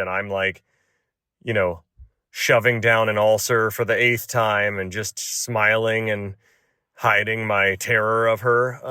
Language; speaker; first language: English; native; English